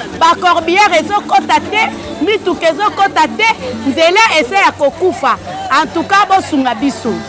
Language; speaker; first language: Lingala; native; Lingala